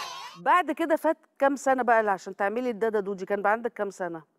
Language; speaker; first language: Arabic; native; Arabic